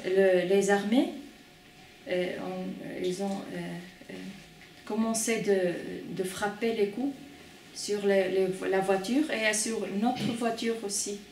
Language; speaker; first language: French; non-native, fluent; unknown